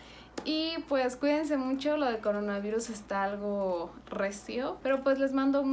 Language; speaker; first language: Spanish; native; Spanish